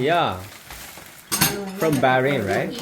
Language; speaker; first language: English; non-native, learner; Japanese